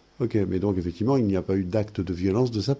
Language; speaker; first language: French; native; French